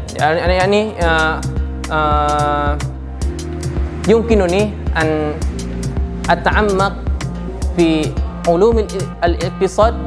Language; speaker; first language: Arabic; non-native, learner; Indonesian